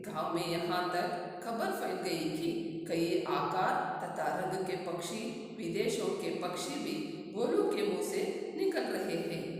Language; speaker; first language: Hindi; non-native, local second language; Kannada